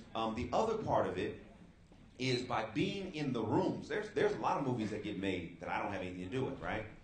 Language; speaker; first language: English; native; English